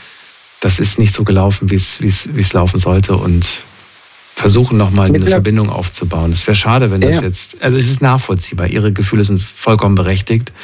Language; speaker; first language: German; native; German